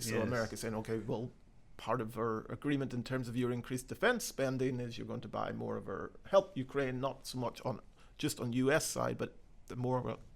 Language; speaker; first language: English; native; English